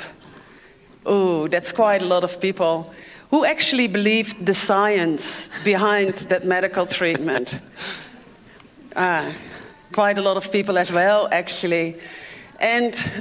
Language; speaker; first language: English; non-native, fluent; Dutch